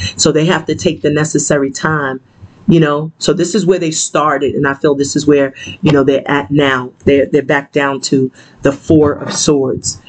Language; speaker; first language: English; native; English